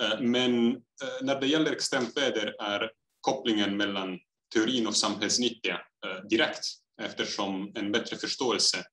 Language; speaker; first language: Swedish; non-native, fluent; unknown